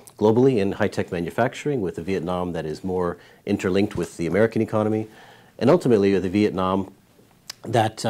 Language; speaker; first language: English; native; English